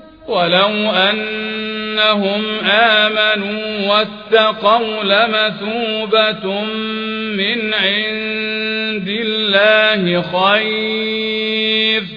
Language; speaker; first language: Arabic; native; Arabic